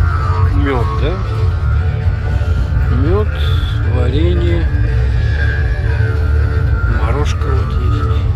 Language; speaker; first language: Russian; native; Russian